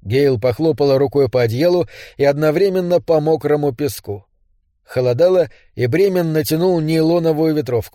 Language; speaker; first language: Russian; native; Russian